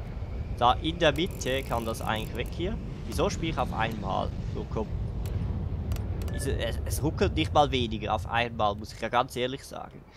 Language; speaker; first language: German; native; German